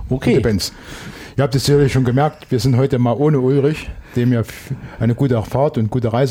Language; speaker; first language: German; native; German